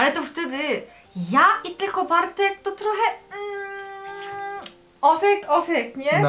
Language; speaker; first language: Polish; non-native, learner; Korean